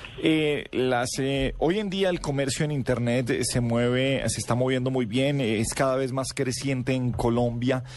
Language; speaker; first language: Spanish; native; Spanish